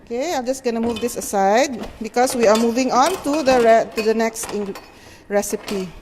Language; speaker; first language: English; non-native, local second language; Malay